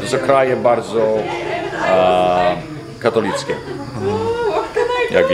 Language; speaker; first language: Polish; early bilingual, heritage; Polish